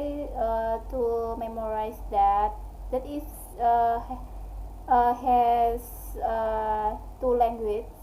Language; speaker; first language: English; non-native, learner; Indonesian